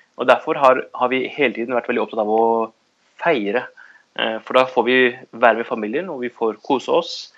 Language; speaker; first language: Norwegian; early bilingual, other home language; Kurdish